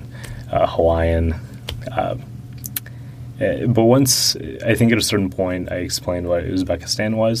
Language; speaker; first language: English; early bilingual, other home language; Russian